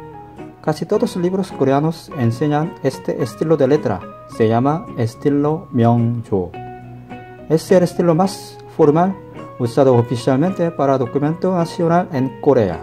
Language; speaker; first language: Spanish; non-native, learner; Korean